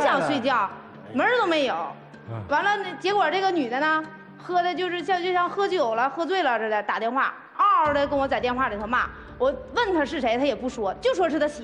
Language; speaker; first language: Chinese; native; Chinese